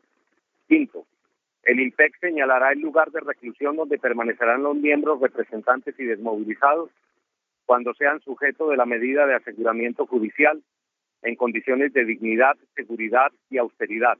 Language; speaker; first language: Spanish; native; Spanish